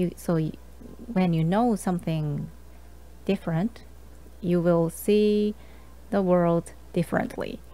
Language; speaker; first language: English; non-native, learner; Japanese